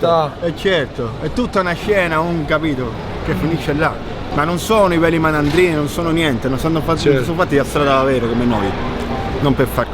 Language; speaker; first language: Italian; native; Italian